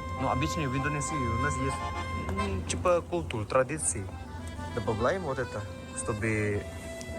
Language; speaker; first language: Russian; non-native, learner; Indonesian